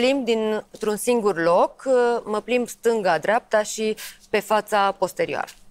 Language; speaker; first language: Romanian; native; Romanian